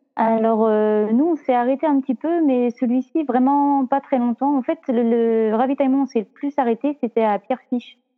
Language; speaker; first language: French; native; French